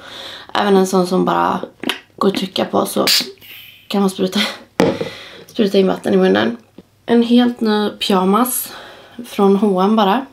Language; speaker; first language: Swedish; native; Swedish